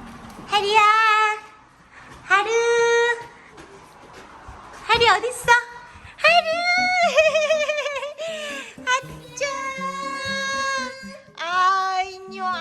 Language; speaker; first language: Korean; early bilingual, heritage; Korean